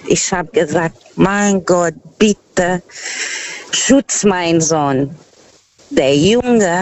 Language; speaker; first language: German; non-native, fluent; Portuguese